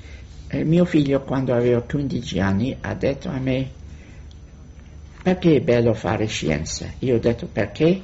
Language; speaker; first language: Italian; non-native, fluent; English